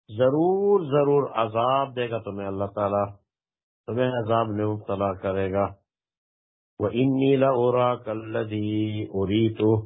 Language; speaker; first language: Urdu; non-native, local second language; Pashto